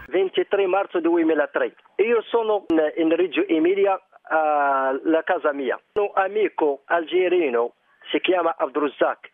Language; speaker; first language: Italian; non-native, learner; Arabic